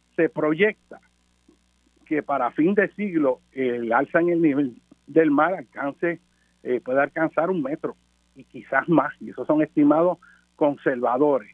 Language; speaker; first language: Spanish; native; Spanish